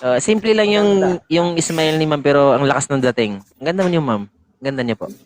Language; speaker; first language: Filipino; non-native, local second language; Cebuano